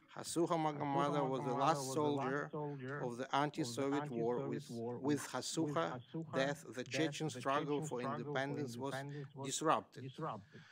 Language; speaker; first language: English; non-native, learner; Russian